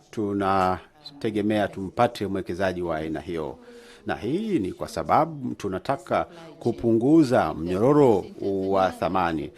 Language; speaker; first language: Swahili; native; Swahili